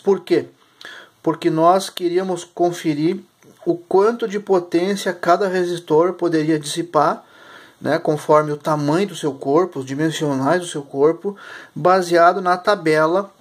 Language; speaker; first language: Portuguese; native; Portuguese